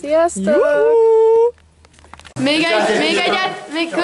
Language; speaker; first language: Hungarian; early bilingual, heritage; Hungarian